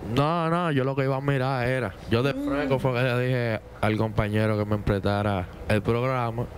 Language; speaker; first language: Spanish; native; Spanish